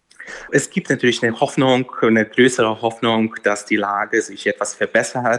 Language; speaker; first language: German; non-native, fluent; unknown